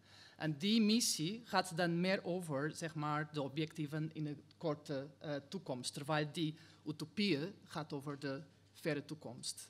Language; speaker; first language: Dutch; non-native, fluent; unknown